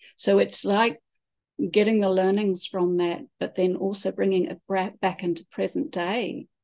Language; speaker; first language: English; native; English